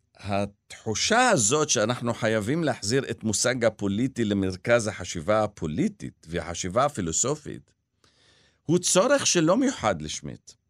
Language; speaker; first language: Hebrew; non-native, local second language; Arabic